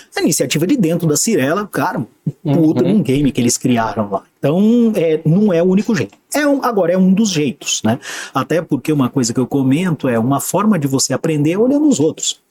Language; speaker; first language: Portuguese; native; Portuguese